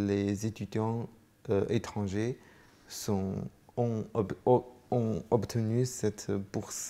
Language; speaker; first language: French; non-native, fluent; Chinese